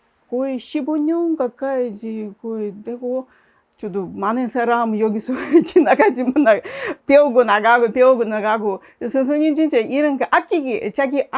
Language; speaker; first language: Korean; non-native, learner; Russian